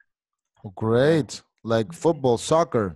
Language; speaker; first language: English; non-native, fluent; Spanish